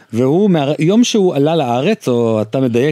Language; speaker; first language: Hebrew; native; Hebrew